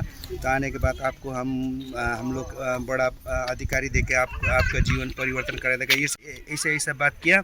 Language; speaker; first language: Hindi; non-native, local second language; Nepali